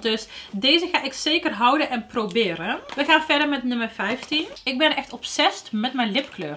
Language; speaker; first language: Dutch; native; Dutch